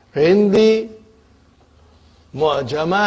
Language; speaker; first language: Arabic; non-native, fluent; English